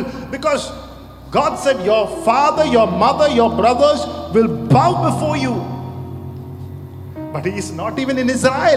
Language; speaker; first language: English; non-native, local second language; Malayalam